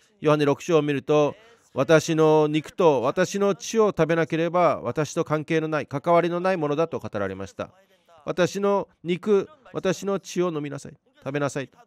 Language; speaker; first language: Japanese; non-native, fluent; Korean